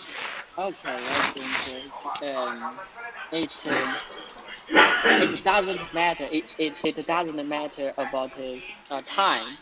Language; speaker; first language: English; non-native, learner; Chinese